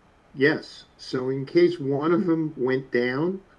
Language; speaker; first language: English; native; English